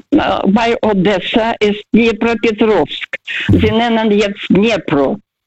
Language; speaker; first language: German; early bilingual, heritage; German